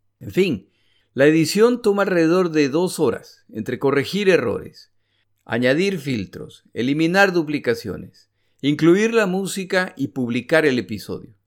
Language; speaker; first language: Spanish; native; Spanish